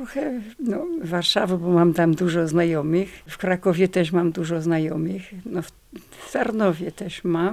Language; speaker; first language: Polish; non-native, learner; French